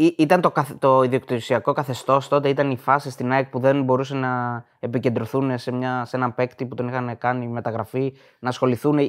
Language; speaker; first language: Greek; native; Greek